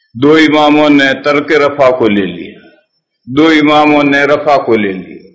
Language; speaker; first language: Urdu; native; Urdu